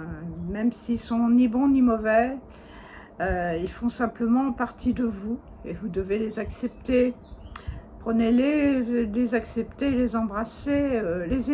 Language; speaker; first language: French; native; French